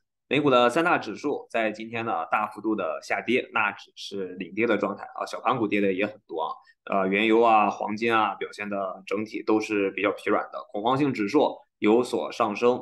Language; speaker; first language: Chinese; native; Chinese